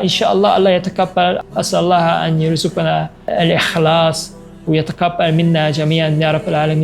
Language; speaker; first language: Arabic; non-native, fluent; Korean